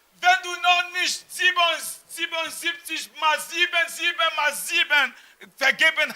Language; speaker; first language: German; non-native, fluent; French